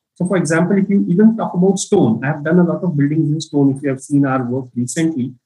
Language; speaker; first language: English; non-native, local second language; Marathi